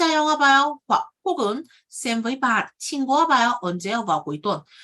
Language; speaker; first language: Korean; native; Korean